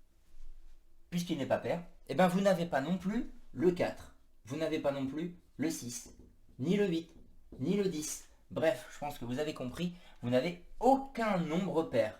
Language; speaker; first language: French; native; French